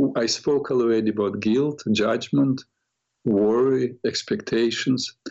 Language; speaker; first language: English; non-native, fluent; Russian